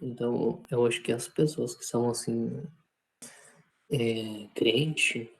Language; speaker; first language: Portuguese; non-native, fluent; Spanish